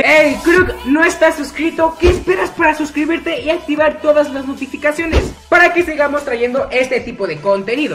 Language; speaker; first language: Spanish; native; Spanish